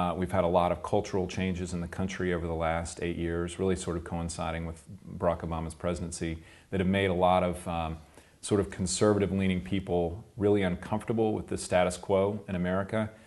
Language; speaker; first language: English; native; English